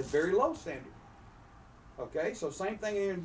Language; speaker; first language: English; native; English